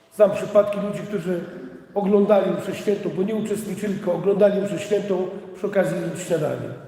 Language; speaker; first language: Polish; native; Polish